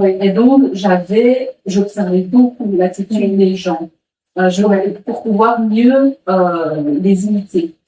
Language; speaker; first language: French; early bilingual, other home language; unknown